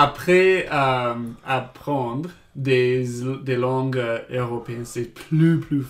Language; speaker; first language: French; non-native, learner; English